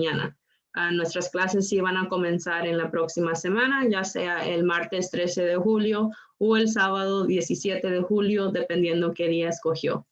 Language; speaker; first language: Spanish; non-native, local second language; English